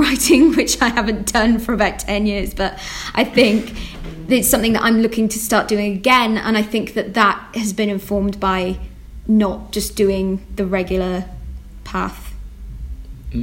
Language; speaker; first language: English; native; English